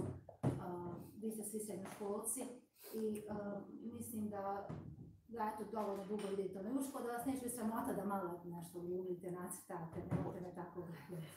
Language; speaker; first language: Bosnian; native; Bosnian